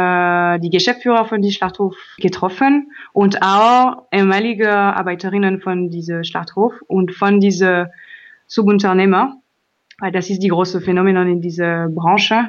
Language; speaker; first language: German; non-native, learner; French